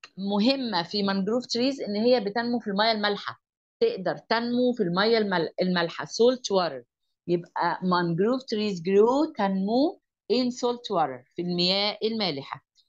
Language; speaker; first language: Arabic; native; Arabic